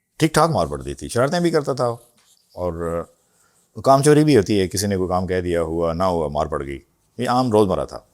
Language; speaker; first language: Urdu; non-native, local second language; Punjabi